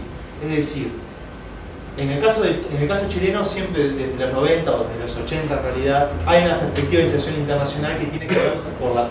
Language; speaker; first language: Spanish; native; Spanish